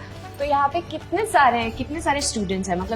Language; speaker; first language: Hindi; native; Hindi